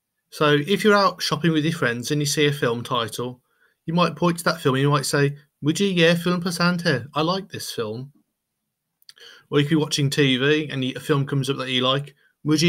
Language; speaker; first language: English; native; English